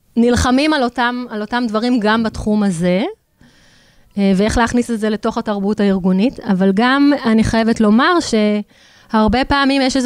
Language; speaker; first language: Hebrew; native; Hebrew